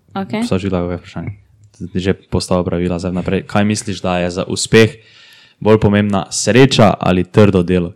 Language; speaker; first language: Slovenian; native; Slovenian